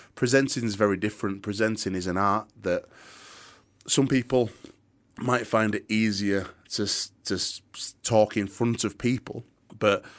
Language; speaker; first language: English; native; English